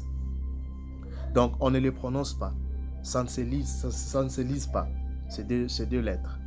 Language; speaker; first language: French; non-native, local second language; Kongo